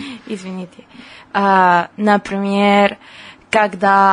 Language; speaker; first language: Russian; non-native, learner; Spanish